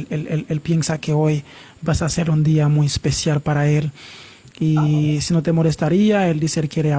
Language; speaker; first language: Spanish; non-native, learner; Haitian Creole